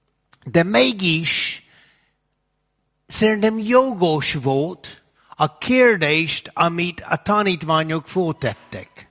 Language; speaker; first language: Hungarian; non-native, fluent; English